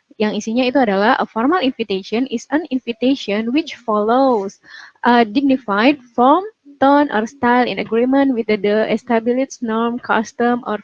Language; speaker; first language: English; non-native, fluent; Indonesian